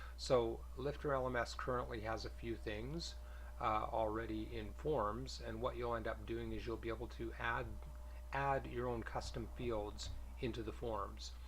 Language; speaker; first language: English; native; English